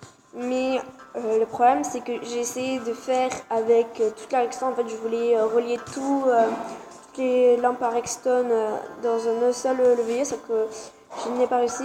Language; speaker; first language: French; native; French